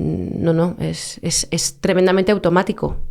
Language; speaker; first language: Spanish; native; Spanish